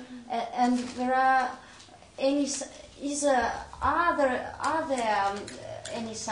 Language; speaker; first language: English; non-native, learner; Russian